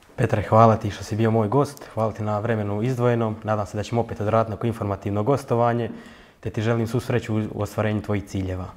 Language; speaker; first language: Croatian; native; Croatian